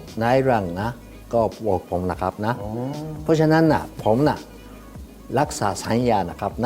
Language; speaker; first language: Thai; non-native, learner; Japanese